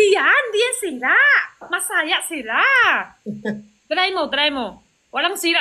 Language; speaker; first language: Filipino; non-native, learner; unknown